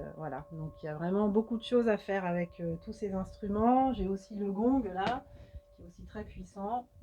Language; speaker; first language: French; native; French